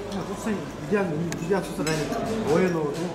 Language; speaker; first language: Korean; native; Korean